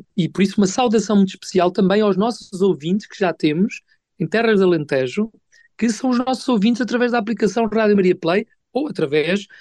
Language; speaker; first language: Portuguese; native; Portuguese